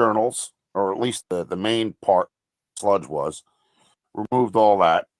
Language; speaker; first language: English; native; English